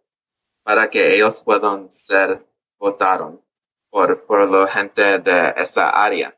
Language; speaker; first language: Spanish; early bilingual, heritage; English